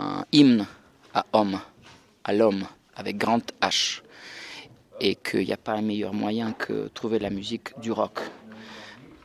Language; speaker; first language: French; non-native, fluent; Russian